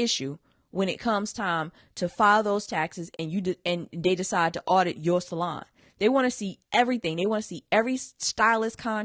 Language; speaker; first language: English; native; English